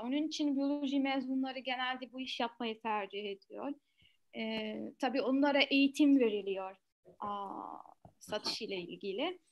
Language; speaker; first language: Turkish; non-native, fluent; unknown